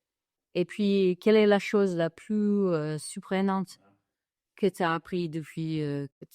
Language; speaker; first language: French; non-native, fluent; English